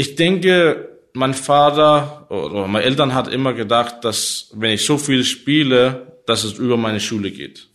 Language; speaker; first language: German; non-native, learner; Danish